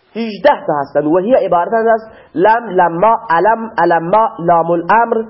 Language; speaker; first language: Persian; non-native, local second language; Baluchi